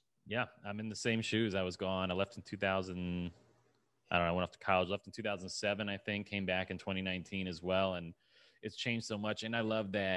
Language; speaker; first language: English; native; English